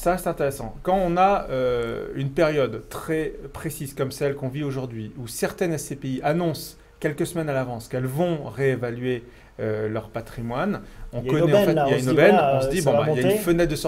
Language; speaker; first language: French; native; French